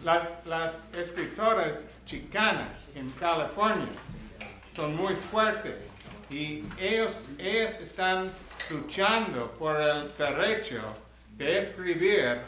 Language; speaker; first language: Spanish; non-native, learner; English